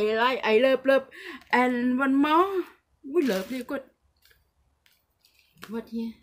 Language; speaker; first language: English; non-native, learner; Thai